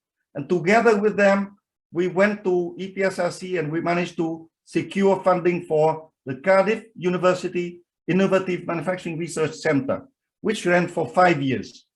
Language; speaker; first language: English; non-native, fluent; Vietnamese